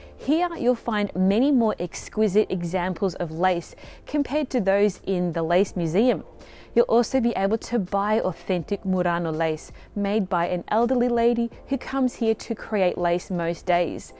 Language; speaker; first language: English; early bilingual, other home language; Italian